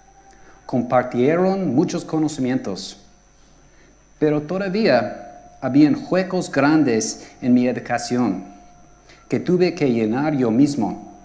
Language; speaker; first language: Spanish; non-native, fluent; English